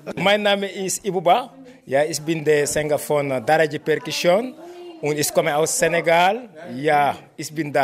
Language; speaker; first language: German; non-native, learner; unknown